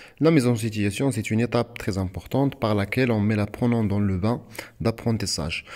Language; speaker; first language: French; non-native, local second language; Arabic